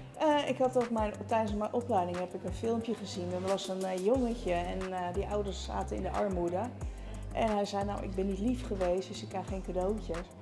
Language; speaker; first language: Dutch; native; Dutch